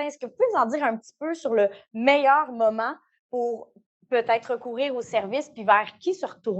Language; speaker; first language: French; native; French